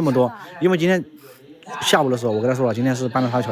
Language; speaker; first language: Chinese; native; Chinese